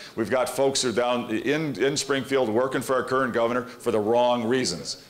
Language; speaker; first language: English; native; English